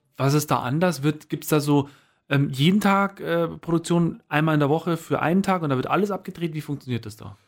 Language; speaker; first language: German; native; German